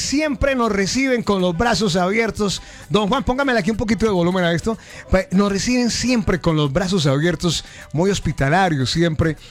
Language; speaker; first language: Spanish; native; Spanish